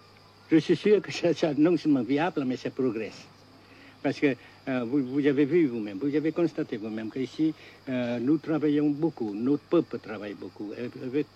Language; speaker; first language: French; non-native, fluent; Vietnamese